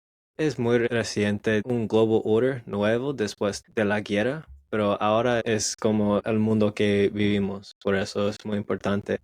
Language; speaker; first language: Spanish; non-native, learner; English